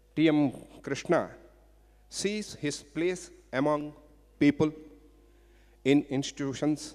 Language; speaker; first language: English; non-native, local second language; Kannada